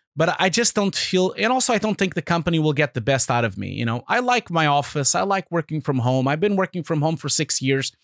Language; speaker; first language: English; non-native, fluent; Portuguese